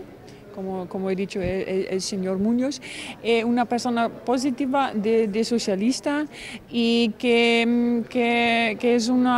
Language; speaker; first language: Spanish; non-native, fluent; German